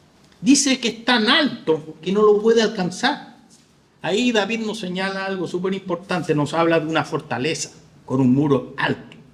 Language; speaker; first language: Spanish; native; Spanish